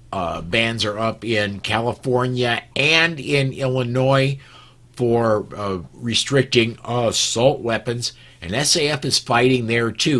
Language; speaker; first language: English; native; English